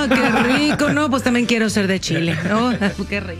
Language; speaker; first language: Spanish; native; Spanish